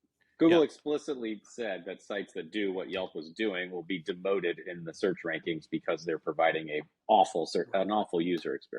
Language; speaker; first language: English; native; English